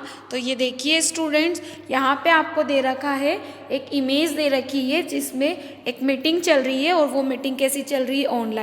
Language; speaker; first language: Hindi; native; Hindi